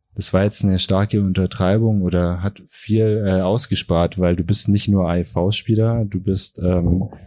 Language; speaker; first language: German; native; German